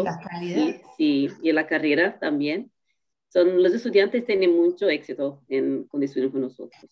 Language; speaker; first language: Spanish; non-native, fluent; Portuguese